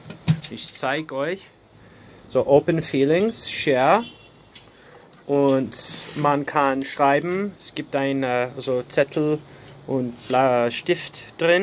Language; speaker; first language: German; non-native, fluent; English